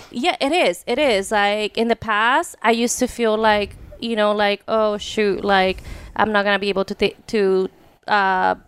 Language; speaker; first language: English; early bilingual, other home language; Spanish